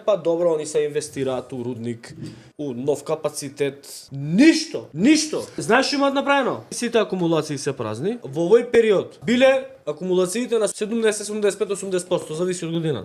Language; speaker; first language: Macedonian; native; Macedonian